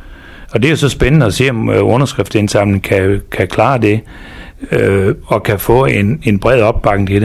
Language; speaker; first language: Danish; native; Danish